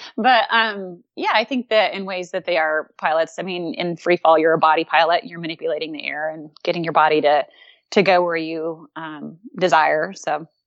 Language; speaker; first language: English; native; English